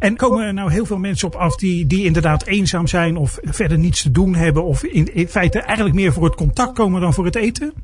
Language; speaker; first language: Dutch; native; Dutch